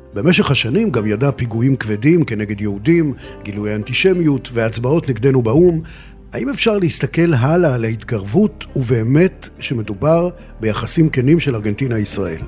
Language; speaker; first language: Hebrew; native; Hebrew